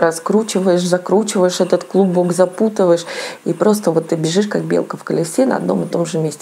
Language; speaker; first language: Russian; native; Russian